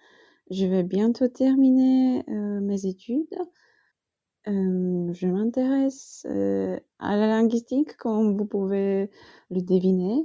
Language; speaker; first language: French; non-native, fluent; Polish